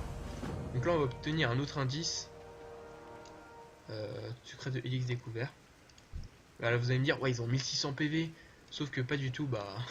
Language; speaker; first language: French; native; French